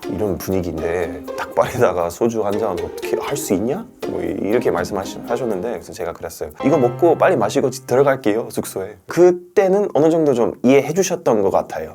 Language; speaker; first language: Korean; non-native, fluent; English